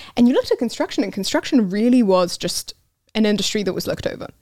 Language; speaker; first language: English; non-native, fluent; Hebrew